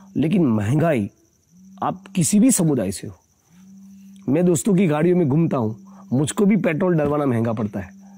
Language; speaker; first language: Hindi; non-native, local second language; Gujarati